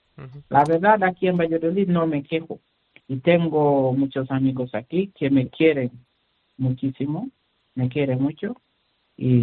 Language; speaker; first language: Spanish; non-native, learner; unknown